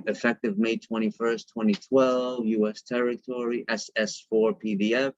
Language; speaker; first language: English; native; English